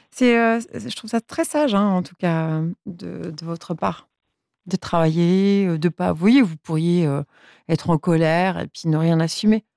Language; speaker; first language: French; native; French